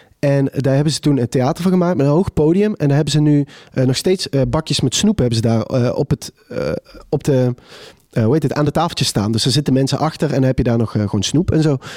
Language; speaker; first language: Dutch; native; Dutch